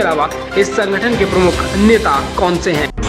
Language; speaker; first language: Hindi; native; Hindi